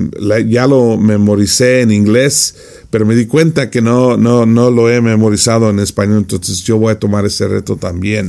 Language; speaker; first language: Spanish; non-native, fluent; English